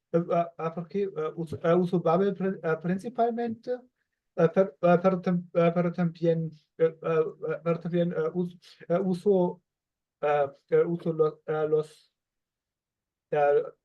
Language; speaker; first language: Spanish; non-native, learner; German